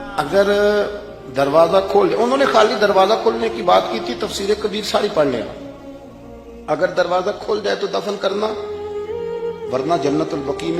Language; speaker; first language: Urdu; non-native, local second language; Punjabi